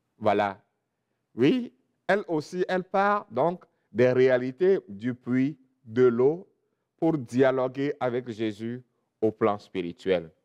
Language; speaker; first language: French; non-native, local second language; Ewe